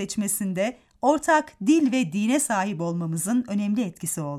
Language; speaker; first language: Turkish; native; Turkish